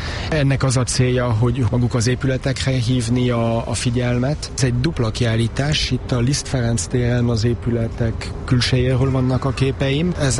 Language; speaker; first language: Hungarian; non-native, fluent; French